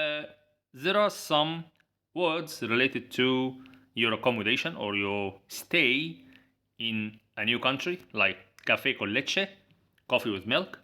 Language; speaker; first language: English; non-native, fluent; Arabic